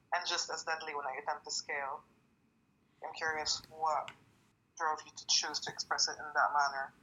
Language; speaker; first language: English; non-native, fluent; French